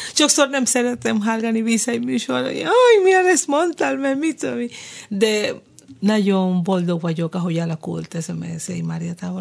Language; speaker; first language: Hungarian; non-native, fluent; Spanish